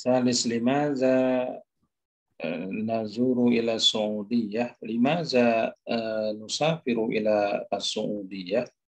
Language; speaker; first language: Arabic; non-native, learner; Indonesian